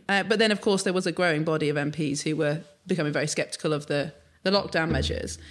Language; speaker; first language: English; native; English